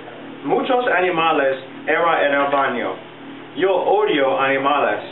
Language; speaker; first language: Spanish; non-native, learner; English